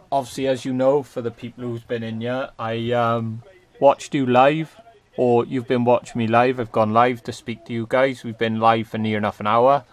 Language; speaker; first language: English; native; English